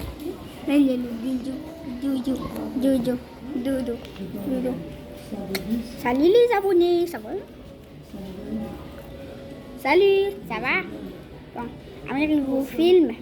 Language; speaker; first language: French; non-native, learner; Arabic